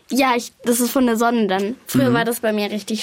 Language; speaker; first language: German; native; German